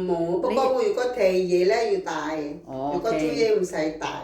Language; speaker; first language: Cantonese; non-native, fluent; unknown